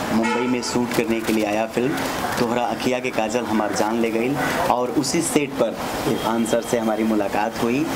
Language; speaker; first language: Hindi; native; Hindi